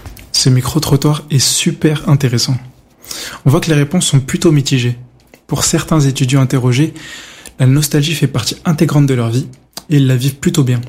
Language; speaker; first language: French; native; French